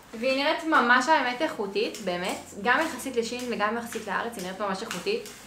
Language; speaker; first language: Hebrew; native; Hebrew